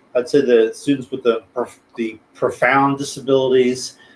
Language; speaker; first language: English; native; English